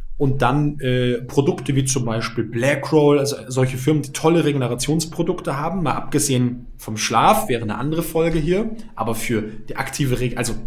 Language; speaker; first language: German; native; German